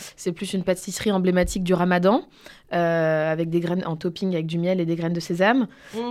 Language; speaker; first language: French; native; French